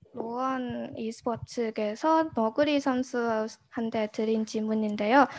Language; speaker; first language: Korean; non-native, fluent; Chinese